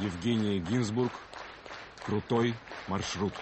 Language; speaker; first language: Russian; native; Russian